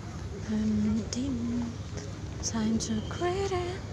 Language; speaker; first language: English; non-native, learner; Indonesian